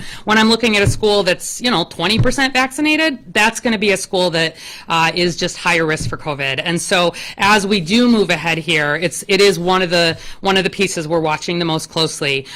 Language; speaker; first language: English; native; English